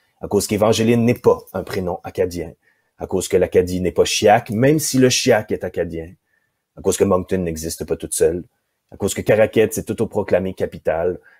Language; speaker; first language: French; native; French